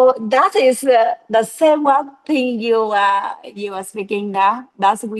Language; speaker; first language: English; non-native, learner; Vietnamese